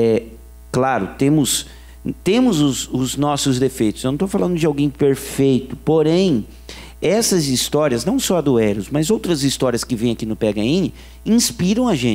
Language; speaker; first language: Portuguese; native; Portuguese